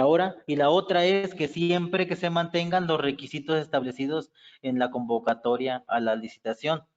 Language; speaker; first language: Spanish; native; Spanish